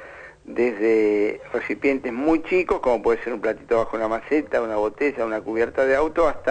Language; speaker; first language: Spanish; native; Spanish